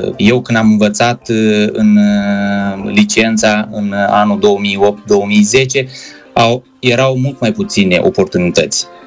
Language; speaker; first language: Romanian; native; Romanian